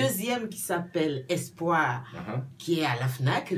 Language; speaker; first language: French; non-native, local second language; Baoulé